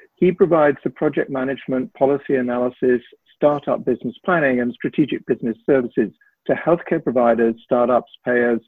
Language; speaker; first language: English; native; English